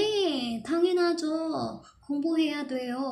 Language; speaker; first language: Korean; non-native, fluent; Filipino